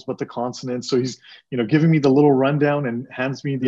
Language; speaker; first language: English; early bilingual, other home language; Punjabi